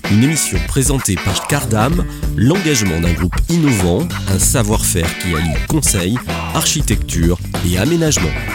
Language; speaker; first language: French; native; French